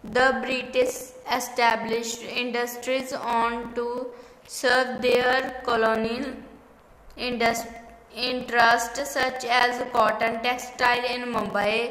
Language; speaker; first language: English; non-native, local second language; Punjabi